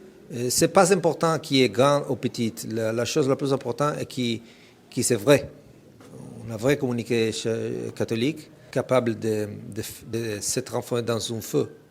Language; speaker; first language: French; non-native, fluent; Italian